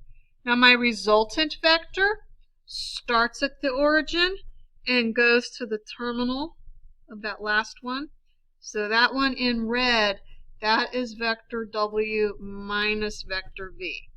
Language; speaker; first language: English; native; English